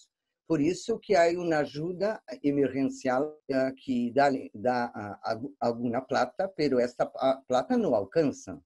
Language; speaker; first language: Spanish; non-native, fluent; Portuguese